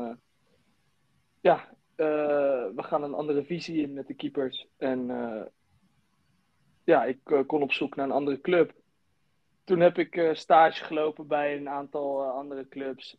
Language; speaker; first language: Dutch; native; Dutch